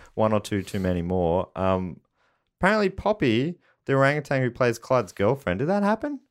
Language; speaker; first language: English; native; English